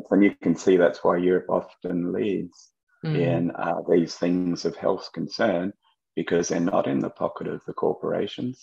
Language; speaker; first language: English; native; English